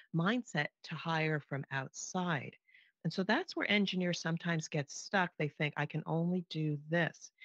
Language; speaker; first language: English; native; English